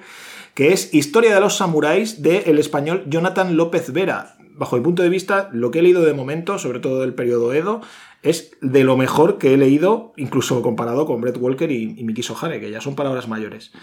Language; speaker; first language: Spanish; native; Spanish